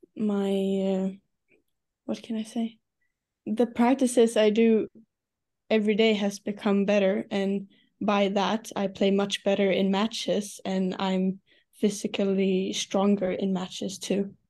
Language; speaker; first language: English; non-native, fluent; Swedish